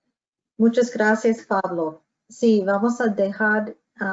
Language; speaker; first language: Spanish; non-native, fluent; English